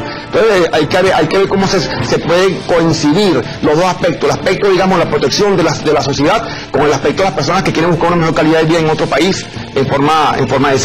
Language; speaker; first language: Spanish; native; Spanish